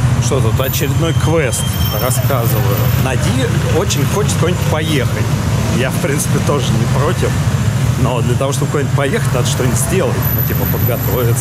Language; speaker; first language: Russian; native; Russian